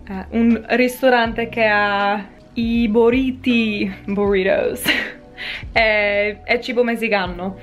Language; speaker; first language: Italian; non-native, learner; English